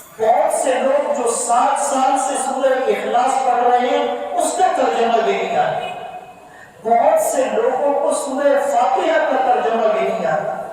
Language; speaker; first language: Urdu; non-native, local second language; Pashto